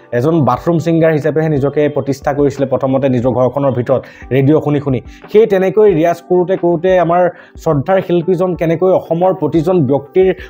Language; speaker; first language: Assamese; native; Assamese